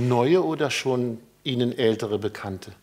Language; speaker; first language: German; native; German